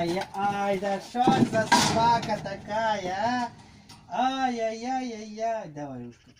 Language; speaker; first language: Russian; native; Russian